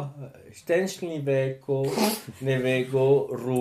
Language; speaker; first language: Polish; non-native, learner; French